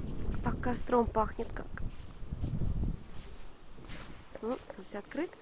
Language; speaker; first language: Russian; native; Russian